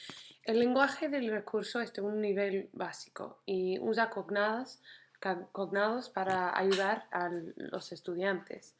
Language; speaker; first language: Spanish; non-native, fluent; English